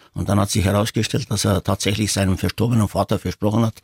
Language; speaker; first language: German; early bilingual, other home language; Turkish